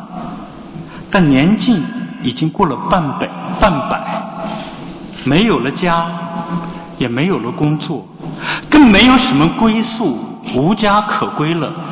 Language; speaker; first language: Chinese; native; Chinese